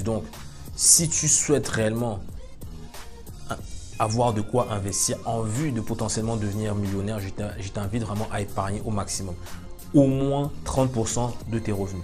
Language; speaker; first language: French; native; French